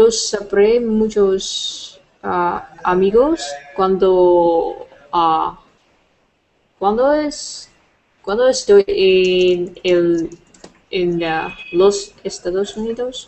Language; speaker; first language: Spanish; non-native, learner; Vietnamese